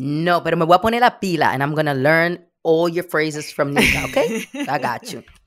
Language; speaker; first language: English; early bilingual, other home language; Spanish